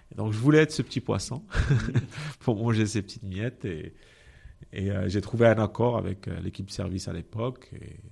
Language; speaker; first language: French; non-native, local second language; Arabic